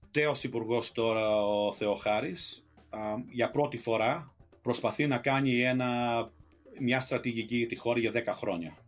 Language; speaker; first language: Greek; early bilingual, heritage; Greek